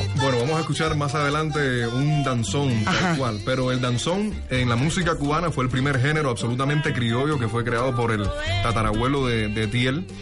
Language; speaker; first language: Spanish; native; Spanish